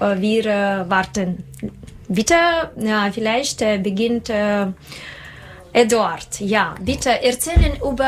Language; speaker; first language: German; non-native, learner; Russian